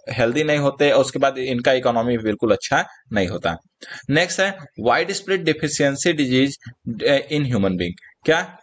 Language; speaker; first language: Hindi; native; Hindi